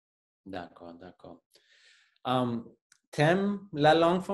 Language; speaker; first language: French; non-native, learner; English